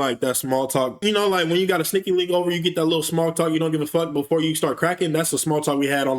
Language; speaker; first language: English; native; English